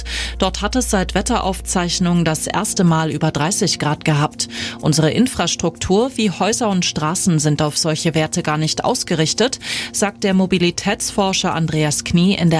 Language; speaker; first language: German; native; German